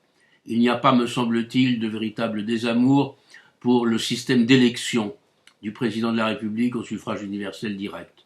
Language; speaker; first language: French; native; French